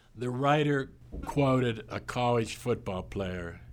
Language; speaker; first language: English; native; English